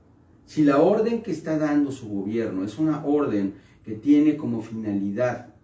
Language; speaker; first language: Spanish; native; Spanish